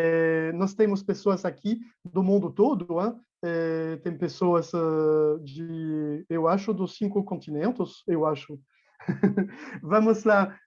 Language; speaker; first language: Portuguese; non-native, fluent; French